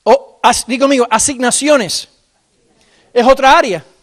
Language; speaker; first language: Spanish; native; Spanish